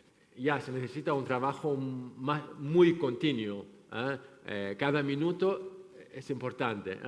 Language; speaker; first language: Spanish; non-native, fluent; French